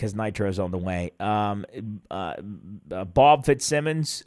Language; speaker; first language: English; native; English